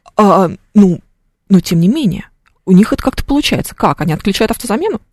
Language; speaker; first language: Russian; native; Russian